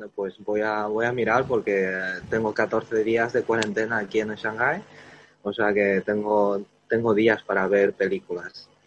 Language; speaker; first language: Spanish; non-native, fluent; Chinese